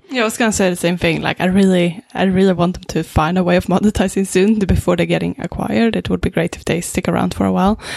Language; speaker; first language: English; non-native, fluent; Swedish